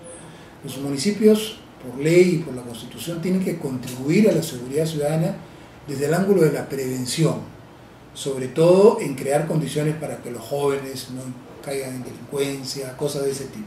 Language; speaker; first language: Spanish; native; Spanish